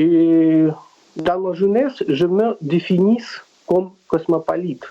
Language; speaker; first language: French; non-native, fluent; Russian